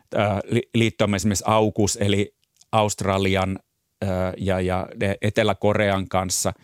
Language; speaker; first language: Finnish; native; Finnish